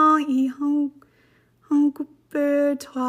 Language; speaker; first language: Korean; non-native, learner; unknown